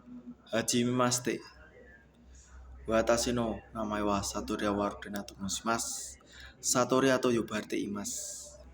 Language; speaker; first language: Japanese; non-native, learner; Indonesian